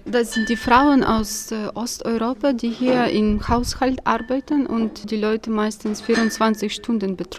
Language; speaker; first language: German; non-native, fluent; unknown